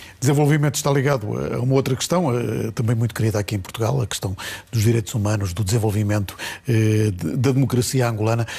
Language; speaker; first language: Portuguese; native; Portuguese